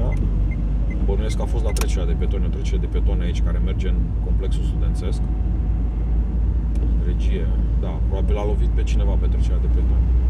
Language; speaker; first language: Romanian; native; Romanian